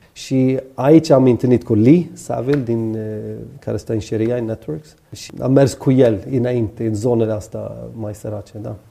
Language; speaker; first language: Romanian; non-native, fluent; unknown